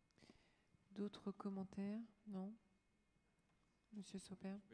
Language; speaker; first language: French; native; French